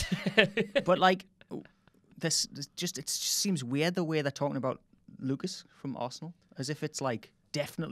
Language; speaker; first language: English; native; English